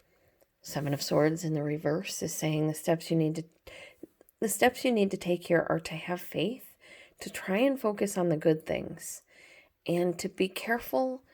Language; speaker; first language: English; native; English